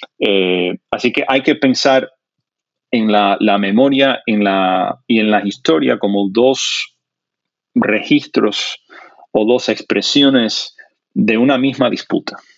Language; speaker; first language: Spanish; non-native, fluent; English